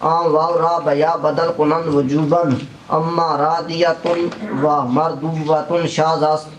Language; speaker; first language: Persian; non-native, learner; Punjabi